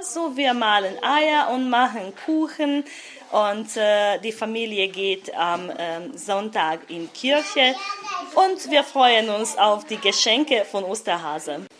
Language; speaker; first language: German; non-native, local second language; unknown